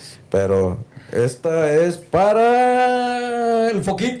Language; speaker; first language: Spanish; early bilingual, heritage; Spanish